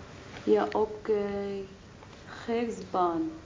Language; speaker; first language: Dutch; non-native, learner; Arabic